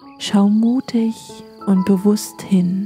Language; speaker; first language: German; native; German